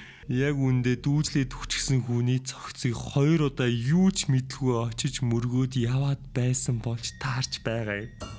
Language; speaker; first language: Mongolian; native; Mongolian